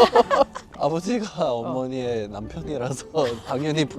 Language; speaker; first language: Korean; early bilingual, heritage; English